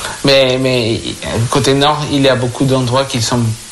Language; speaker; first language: French; non-native, fluent; Spanish